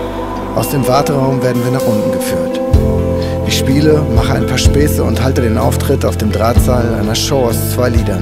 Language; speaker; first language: German; native; German